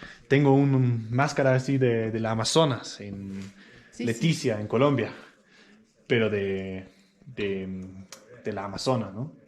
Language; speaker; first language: Spanish; non-native, learner; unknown